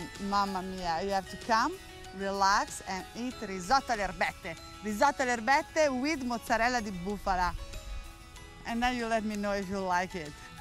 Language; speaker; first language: English; non-native, fluent; Italian